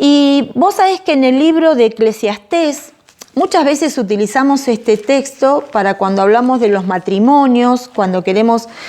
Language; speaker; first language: Spanish; native; Spanish